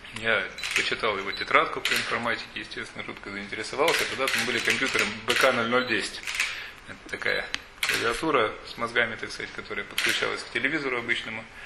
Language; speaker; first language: Russian; native; Russian